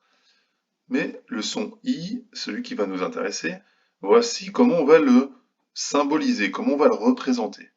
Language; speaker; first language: French; native; French